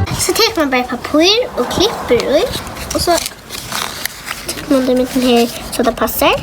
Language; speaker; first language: Norwegian; non-native, learner; Faroese